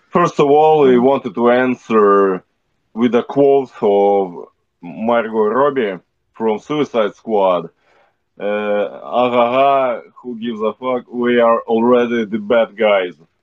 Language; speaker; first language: English; non-native, fluent; Russian